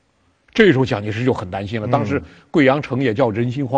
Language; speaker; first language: Chinese; native; Chinese